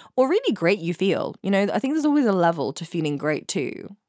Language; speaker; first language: English; native; English